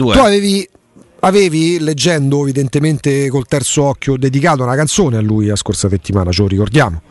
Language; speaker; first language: Italian; native; Italian